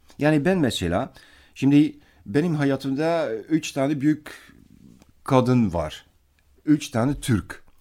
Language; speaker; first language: Turkish; non-native, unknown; Dutch